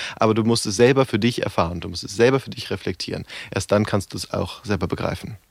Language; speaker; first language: German; native; German